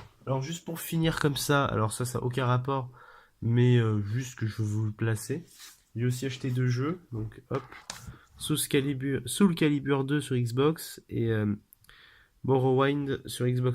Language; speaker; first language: French; native; French